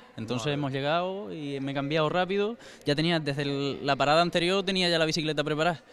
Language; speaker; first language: Spanish; native; Spanish